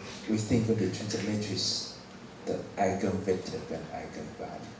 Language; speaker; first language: English; non-native, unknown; Chinese